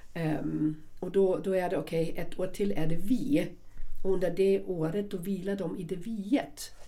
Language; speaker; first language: Swedish; non-native, fluent; German